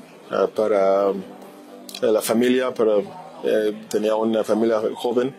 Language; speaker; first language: Spanish; non-native, fluent; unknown